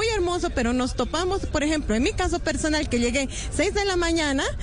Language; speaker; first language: Spanish; native; Spanish